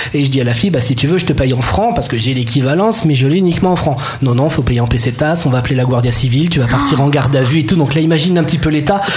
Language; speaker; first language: French; native; French